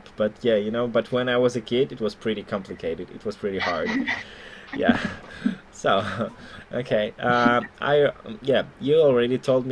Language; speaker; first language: English; non-native, fluent; Russian